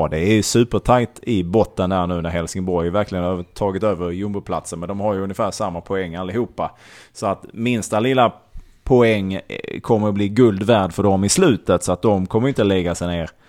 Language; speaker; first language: Swedish; native; Swedish